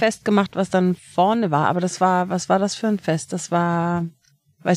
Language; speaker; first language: German; native; German